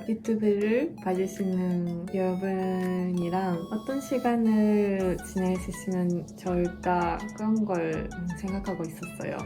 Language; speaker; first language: Korean; non-native, fluent; Japanese